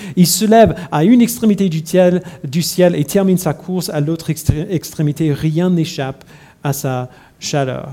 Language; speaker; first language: French; non-native, fluent; English